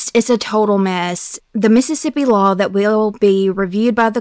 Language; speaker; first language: English; native; English